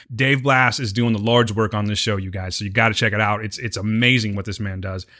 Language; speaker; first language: English; native; English